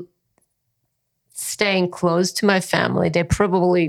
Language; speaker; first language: English; non-native, fluent; Korean